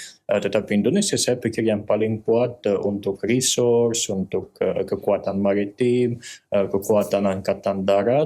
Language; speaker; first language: Indonesian; non-native, fluent; Russian